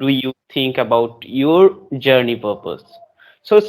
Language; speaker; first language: English; non-native, learner; Bangla